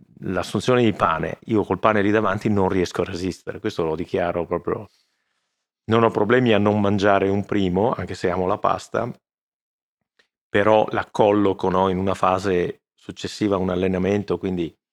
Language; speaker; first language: Italian; native; Italian